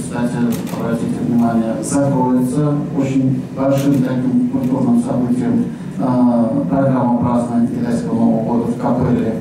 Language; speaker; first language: Russian; native; Russian